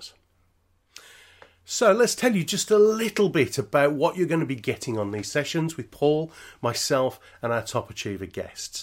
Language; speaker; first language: English; native; English